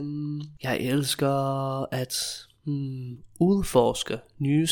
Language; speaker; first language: Danish; non-native, fluent; English